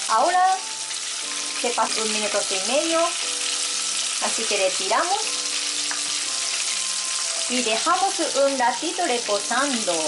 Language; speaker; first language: Spanish; non-native, fluent; Japanese